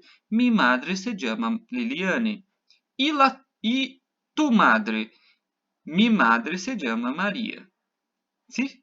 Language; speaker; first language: Spanish; non-native, fluent; Portuguese